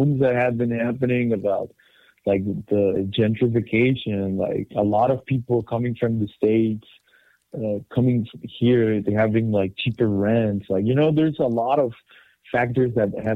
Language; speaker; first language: English; non-native, fluent; Spanish